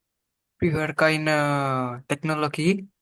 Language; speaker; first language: German; non-native, learner; Indonesian